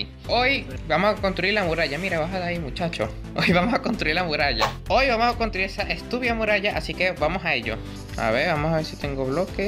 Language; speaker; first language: Spanish; native; Spanish